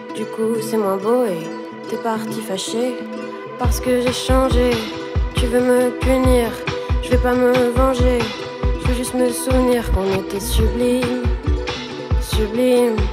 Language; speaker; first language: French; native; French